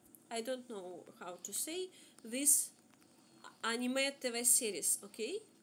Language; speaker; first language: English; non-native, learner; Russian